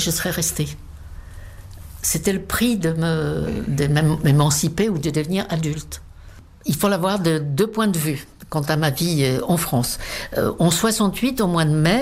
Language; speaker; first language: French; non-native, fluent; Czech